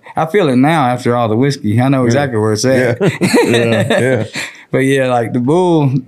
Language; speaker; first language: English; native; English